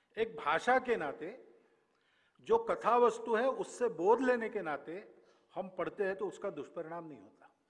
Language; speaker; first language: Hindi; non-native, local second language; Marathi